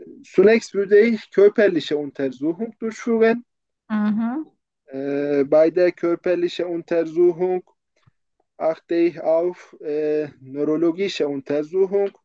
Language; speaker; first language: German; non-native, fluent; Turkish